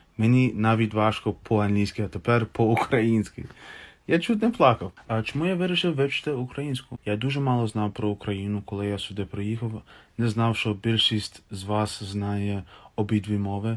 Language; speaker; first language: Ukrainian; non-native, fluent; English